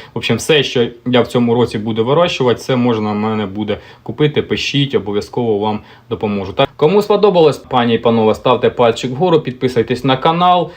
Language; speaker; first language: Ukrainian; native; Ukrainian